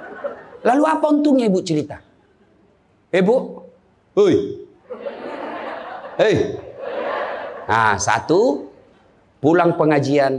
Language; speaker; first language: Indonesian; native; Indonesian